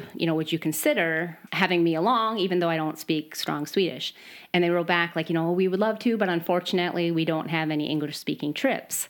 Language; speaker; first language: English; native; English